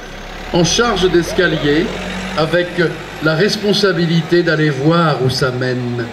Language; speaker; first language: French; native; French